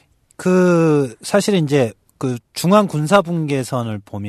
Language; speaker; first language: Korean; native; Korean